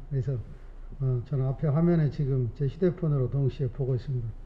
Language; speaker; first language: Korean; native; Korean